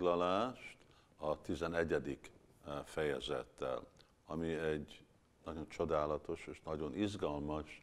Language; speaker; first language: Hungarian; early bilingual, heritage; Hungarian